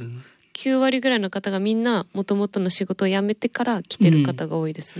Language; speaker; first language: Japanese; native; Japanese